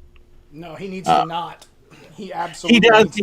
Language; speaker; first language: English; native; English